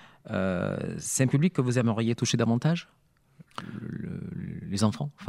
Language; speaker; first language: French; native; French